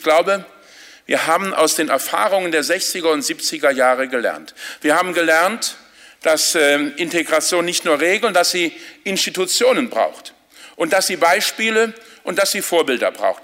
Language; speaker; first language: German; native; German